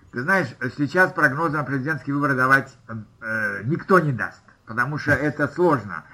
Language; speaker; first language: Russian; native; Russian